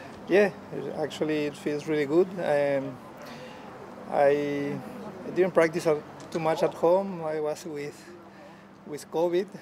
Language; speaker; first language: English; non-native, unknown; Spanish